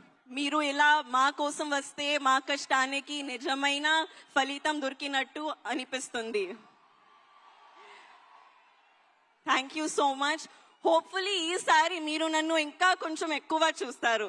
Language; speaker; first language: Telugu; non-native, learner; Hindi